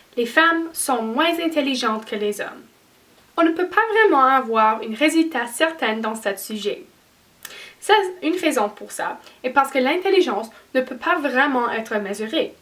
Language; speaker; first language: French; non-native, learner; English